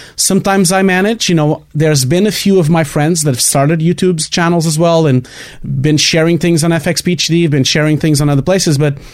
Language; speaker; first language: English; non-native, fluent; Portuguese